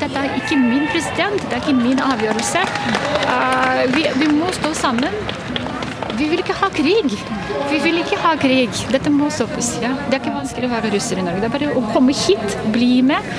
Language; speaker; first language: Norwegian; non-native, fluent; Russian